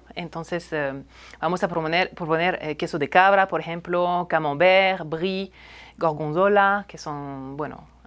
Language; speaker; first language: Spanish; non-native, fluent; French